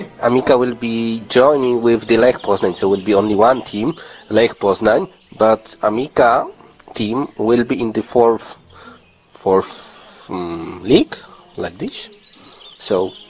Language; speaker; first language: English; non-native, learner; Polish